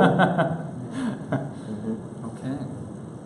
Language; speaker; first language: Thai; early bilingual, other home language; Spanish